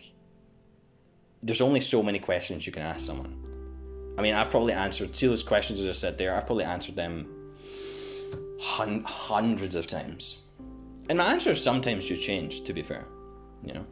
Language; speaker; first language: English; native; English